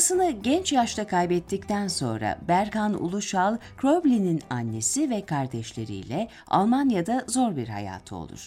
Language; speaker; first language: Turkish; native; Turkish